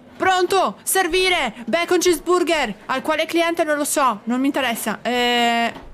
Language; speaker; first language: Italian; native; Italian